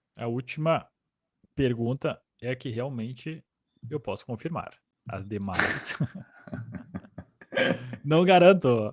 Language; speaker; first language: Portuguese; native; Portuguese